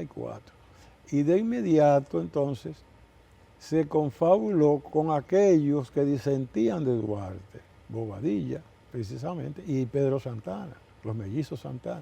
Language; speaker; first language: Spanish; native; Spanish